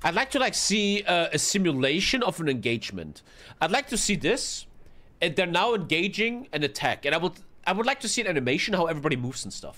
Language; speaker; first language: English; non-native, fluent; German